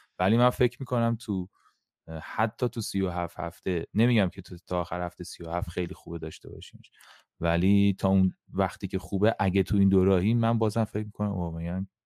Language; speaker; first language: Persian; native; Persian